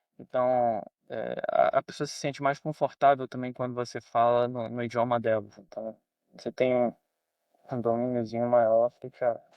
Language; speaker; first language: Portuguese; native; Portuguese